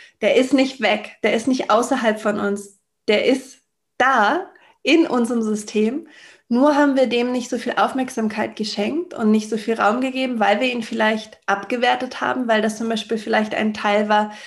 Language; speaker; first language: German; native; German